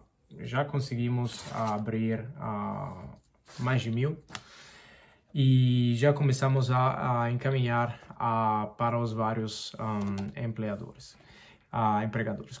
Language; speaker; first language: Portuguese; non-native, fluent; Spanish